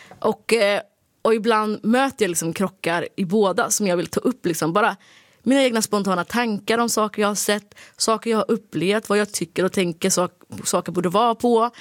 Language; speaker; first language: Swedish; early bilingual, other home language; Turkish